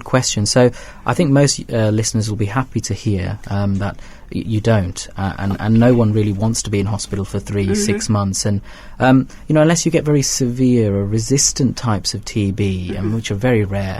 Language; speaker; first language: English; native; English